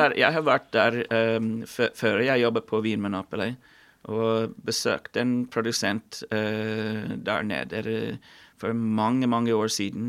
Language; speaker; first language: Norwegian; non-native, fluent; English